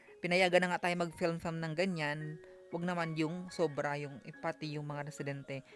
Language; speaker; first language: Filipino; non-native, local second language; Cebuano